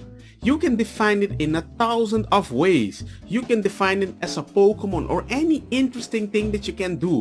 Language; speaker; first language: English; non-native, fluent; Spanish